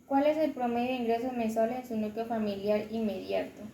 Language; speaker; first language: Spanish; native; Spanish